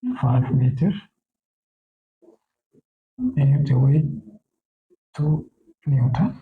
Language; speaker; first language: English; non-native, local second language; Oromo